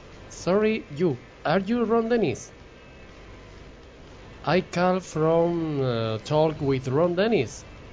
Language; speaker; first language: English; non-native, learner; Spanish